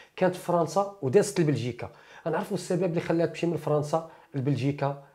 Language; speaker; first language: Arabic; native; Arabic